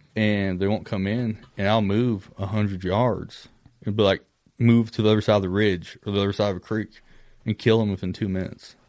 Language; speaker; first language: English; native; English